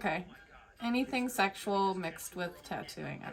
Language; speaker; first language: English; native; English